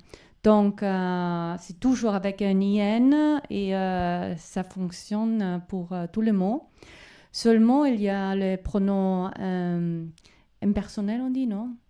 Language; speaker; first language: French; non-native, learner; German